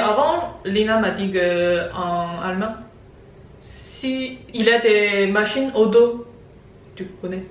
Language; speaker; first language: French; non-native, learner; Chinese